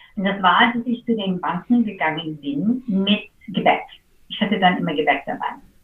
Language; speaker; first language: German; non-native, fluent; English